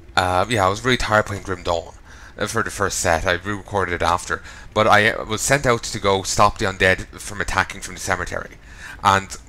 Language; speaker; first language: English; native; English